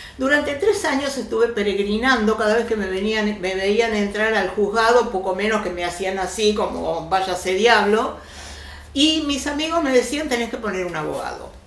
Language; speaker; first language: Spanish; early bilingual, other home language; Yiddish